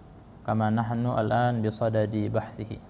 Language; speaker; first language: Arabic; non-native, fluent; Indonesian